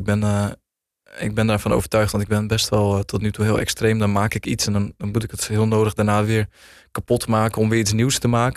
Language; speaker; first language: Dutch; native; Dutch